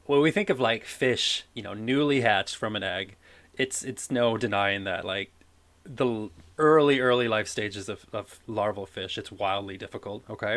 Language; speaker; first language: English; native; English